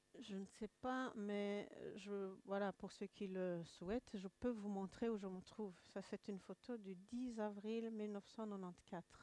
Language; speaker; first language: French; non-native, local second language; Kinyarwanda